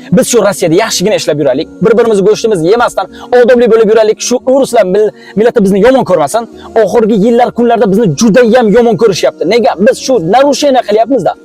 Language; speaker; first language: Uzbek; native; Uzbek